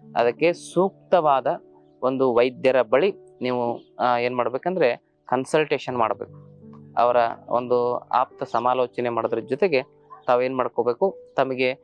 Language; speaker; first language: Kannada; native; Kannada